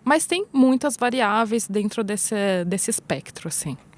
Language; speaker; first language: Portuguese; native; Portuguese